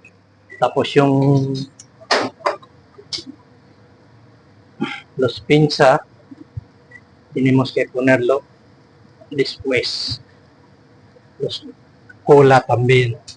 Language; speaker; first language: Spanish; non-native, learner; Filipino